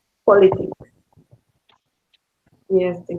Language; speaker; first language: English; non-native, learner; Spanish